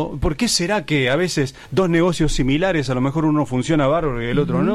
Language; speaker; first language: Spanish; native; Spanish